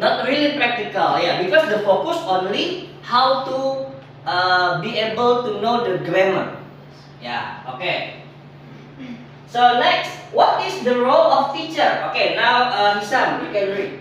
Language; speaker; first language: English; non-native, fluent; Indonesian